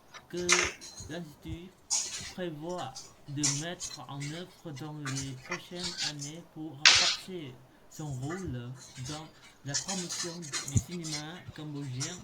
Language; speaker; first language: French; non-native, learner; Khmer